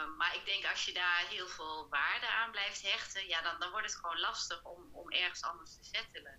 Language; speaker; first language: Dutch; native; Dutch